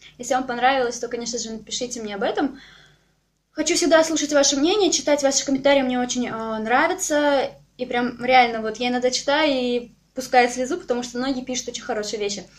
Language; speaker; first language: Russian; native; Russian